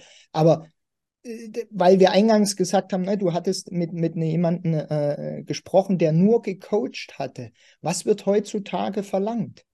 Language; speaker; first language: German; native; German